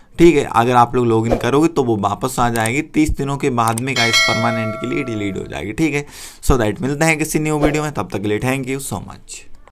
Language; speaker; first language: Hindi; native; Hindi